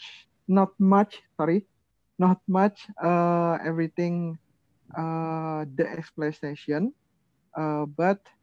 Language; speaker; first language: English; non-native, learner; Indonesian